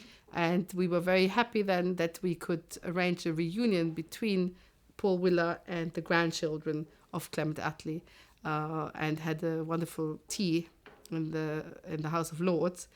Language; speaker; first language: English; non-native, fluent; German